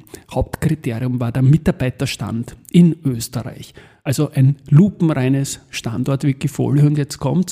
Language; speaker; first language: German; native; German